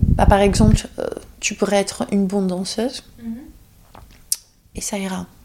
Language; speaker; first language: French; non-native, fluent; Greek